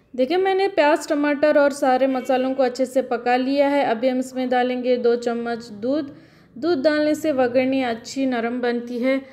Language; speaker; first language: Hindi; non-native, local second language; Urdu